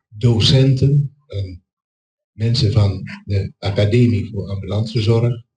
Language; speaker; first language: Dutch; non-native, local second language; Papiamento